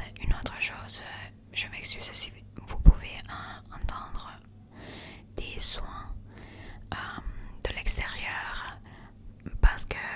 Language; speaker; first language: French; non-native, learner; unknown